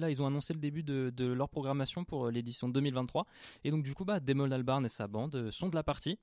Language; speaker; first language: French; native; French